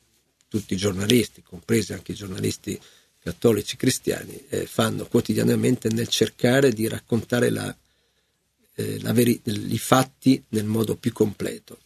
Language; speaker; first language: Italian; native; Italian